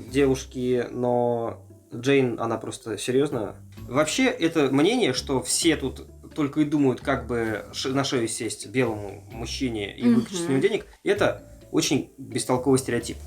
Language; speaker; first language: Russian; native; Russian